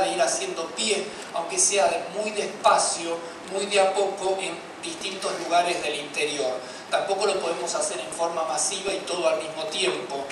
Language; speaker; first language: Spanish; native; Spanish